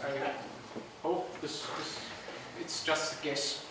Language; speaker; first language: English; non-native, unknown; German